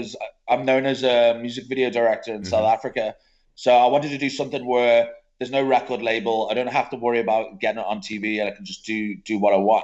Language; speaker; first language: English; native; English